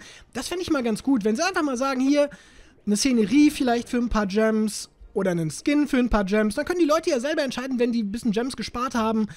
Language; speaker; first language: German; native; German